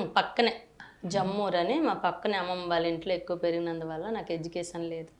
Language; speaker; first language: Telugu; native; Telugu